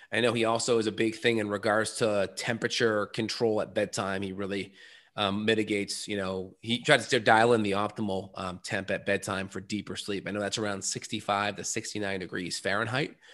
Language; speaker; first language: English; native; English